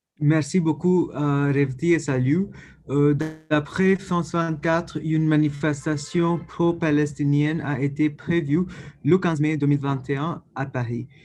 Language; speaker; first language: French; non-native, fluent; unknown